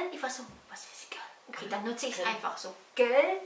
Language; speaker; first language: German; non-native, learner; Filipino